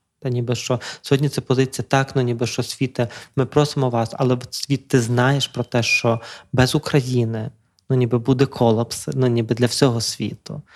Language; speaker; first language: Ukrainian; native; Ukrainian